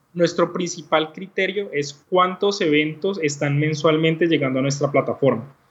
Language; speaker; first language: Spanish; native; Spanish